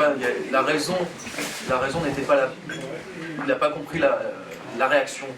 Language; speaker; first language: French; native; French